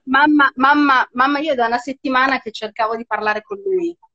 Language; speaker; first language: Italian; native; Italian